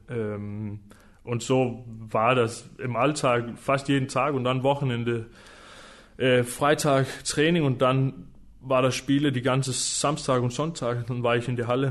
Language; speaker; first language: German; non-native, fluent; Danish